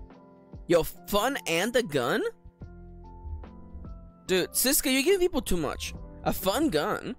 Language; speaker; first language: English; native; English